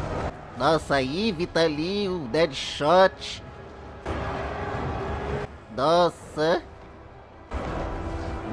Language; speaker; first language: Portuguese; native; Portuguese